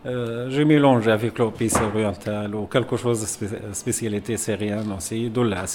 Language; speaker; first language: French; non-native, learner; Arabic